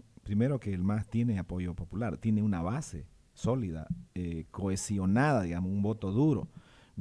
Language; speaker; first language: Spanish; native; Spanish